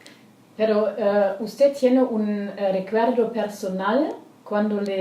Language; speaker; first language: Spanish; non-native, learner; German